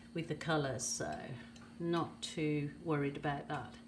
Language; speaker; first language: English; native; English